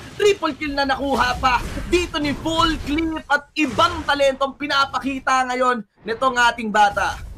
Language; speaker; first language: Filipino; native; Filipino